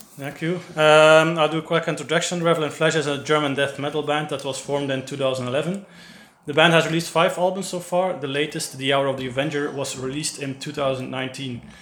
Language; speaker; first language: English; non-native, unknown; Dutch